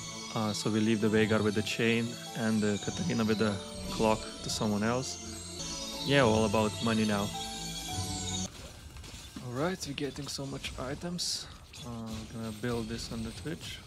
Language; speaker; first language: English; non-native, fluent; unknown